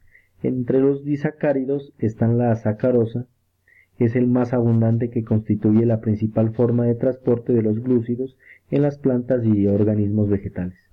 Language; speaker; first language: Spanish; native; Spanish